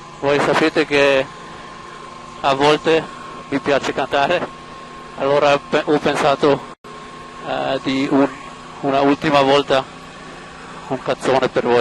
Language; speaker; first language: Italian; non-native, learner; German